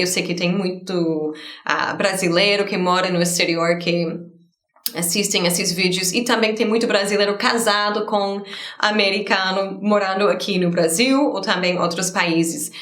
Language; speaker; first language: Portuguese; non-native, fluent; English